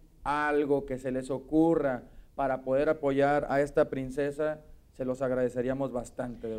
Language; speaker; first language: Spanish; native; Spanish